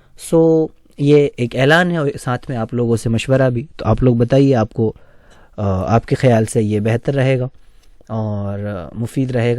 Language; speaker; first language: Urdu; native; Urdu